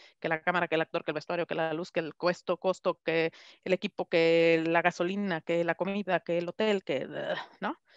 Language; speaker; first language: Spanish; native; Spanish